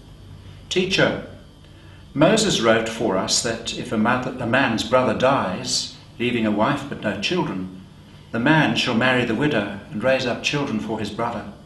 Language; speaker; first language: English; native; English